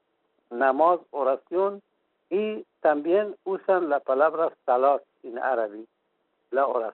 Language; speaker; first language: Spanish; non-native, fluent; Persian